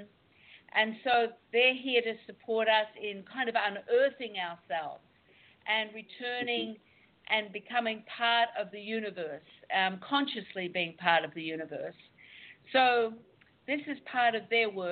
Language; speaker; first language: English; native; English